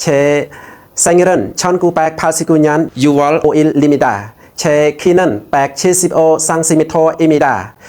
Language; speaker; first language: Korean; non-native, learner; Khmer